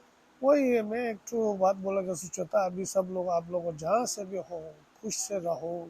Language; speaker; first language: Hindi; non-native, local second language; Tibetan